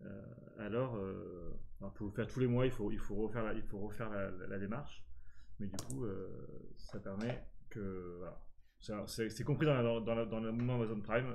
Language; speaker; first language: French; native; French